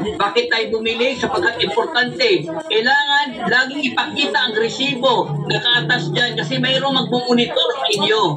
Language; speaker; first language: Filipino; non-native, local second language; Waray